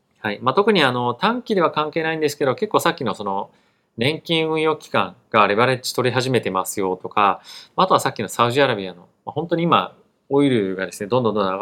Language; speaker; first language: Japanese; native; Japanese